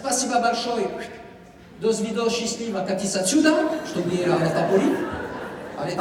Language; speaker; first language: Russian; non-native, learner; French